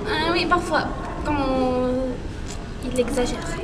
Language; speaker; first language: French; non-native, local second language; Arabic